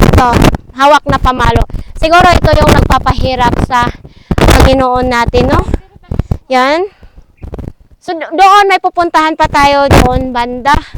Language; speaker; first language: Filipino; non-native, local second language; Masbatenyo